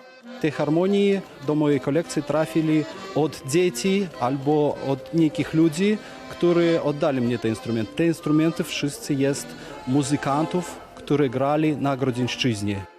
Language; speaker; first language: Polish; non-native, learner; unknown